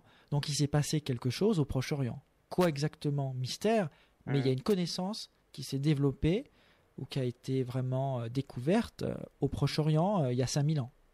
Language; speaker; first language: French; native; French